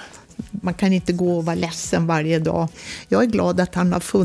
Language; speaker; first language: Swedish; native; Swedish